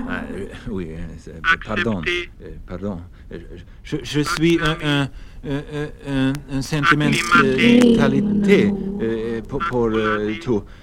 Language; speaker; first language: French; non-native, learner; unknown